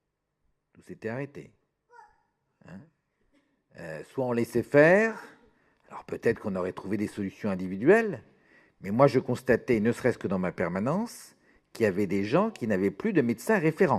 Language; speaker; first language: French; native; French